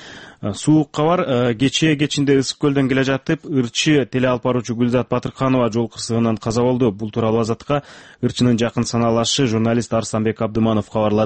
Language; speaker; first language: Kyrgyz; native; Kyrgyz